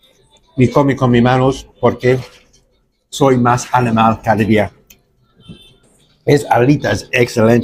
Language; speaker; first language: Spanish; non-native, learner; English